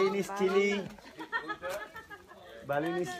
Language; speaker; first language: English; non-native, learner; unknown